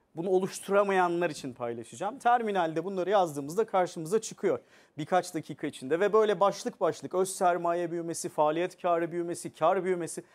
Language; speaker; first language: Turkish; native; Turkish